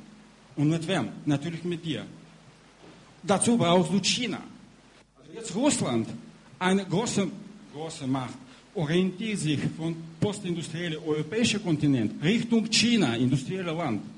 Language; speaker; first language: German; non-native, learner; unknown